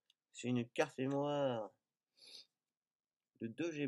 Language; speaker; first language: French; native; French